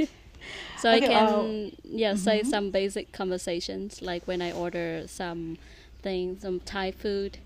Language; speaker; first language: English; non-native, fluent; Vietnamese